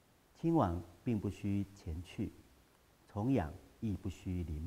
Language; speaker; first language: Chinese; native; Chinese